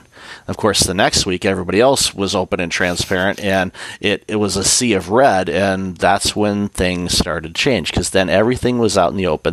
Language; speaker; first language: English; native; English